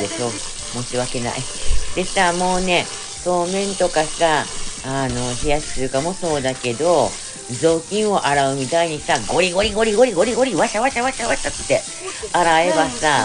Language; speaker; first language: Japanese; native; Japanese